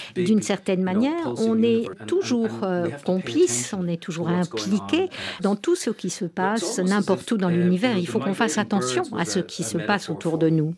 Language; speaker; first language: French; non-native, fluent; English